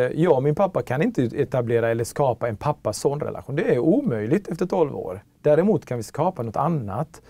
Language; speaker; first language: Swedish; early bilingual, other home language; Tigrinya